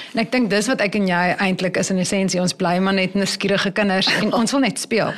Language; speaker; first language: Afrikaans; native; Afrikaans